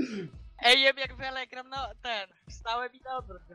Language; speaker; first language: Polish; native; Polish